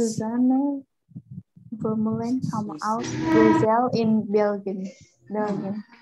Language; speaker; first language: German; non-native, learner; Khmer